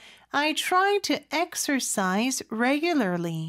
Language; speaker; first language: English; non-native, fluent; Korean